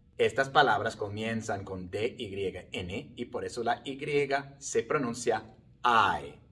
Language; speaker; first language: Spanish; non-native, fluent; English